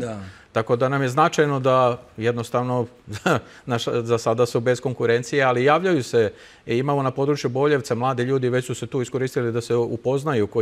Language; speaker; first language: Serbian; native; Serbian